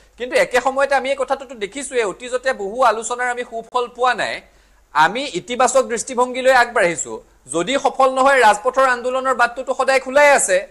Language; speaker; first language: Assamese; native; Assamese